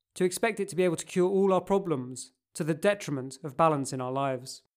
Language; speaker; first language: English; native; English